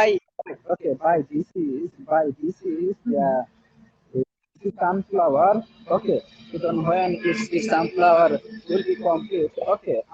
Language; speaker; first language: English; non-native, learner; Bangla